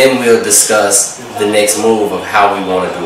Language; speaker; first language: English; native; English